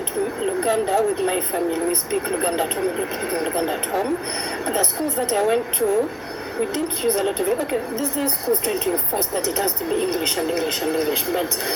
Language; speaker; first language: English; non-native, local second language; Ganda